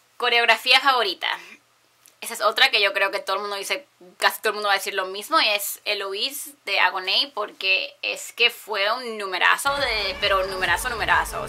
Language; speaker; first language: Spanish; early bilingual, heritage; Spanish